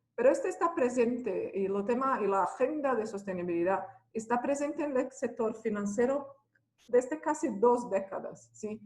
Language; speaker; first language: Spanish; non-native, fluent; Portuguese